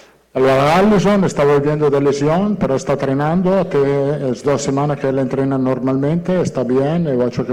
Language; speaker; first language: Portuguese; non-native, fluent; Italian